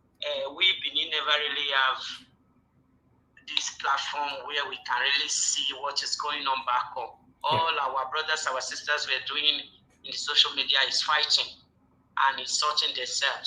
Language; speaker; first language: English; non-native, local second language; Bini